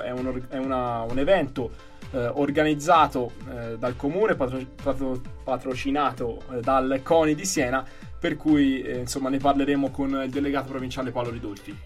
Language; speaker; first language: Italian; native; Italian